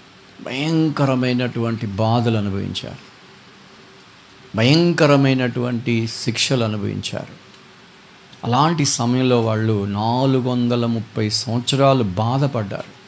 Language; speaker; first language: Telugu; native; Telugu